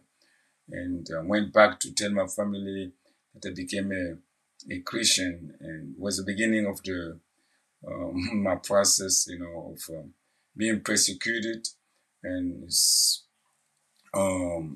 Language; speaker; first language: English; non-native, fluent; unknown